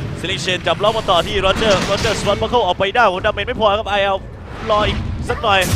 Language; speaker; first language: Thai; native; Thai